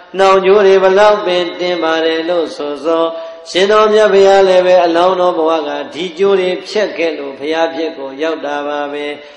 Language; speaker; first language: Burmese; native; Burmese